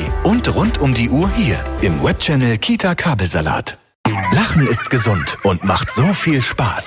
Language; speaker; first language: German; native; German